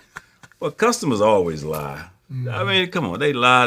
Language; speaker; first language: English; native; English